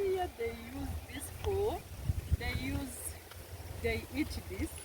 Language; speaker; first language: English; non-native, local second language; Kinyarwanda